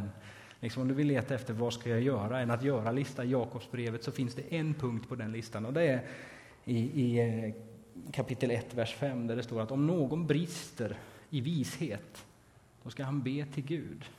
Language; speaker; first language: Swedish; native; Swedish